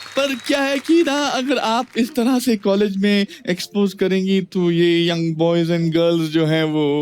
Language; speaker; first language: Hindi; native; Hindi